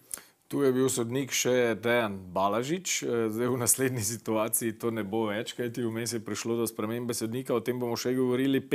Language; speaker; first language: Slovenian; native; Slovenian